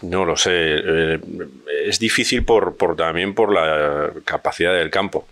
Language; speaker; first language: Spanish; native; Spanish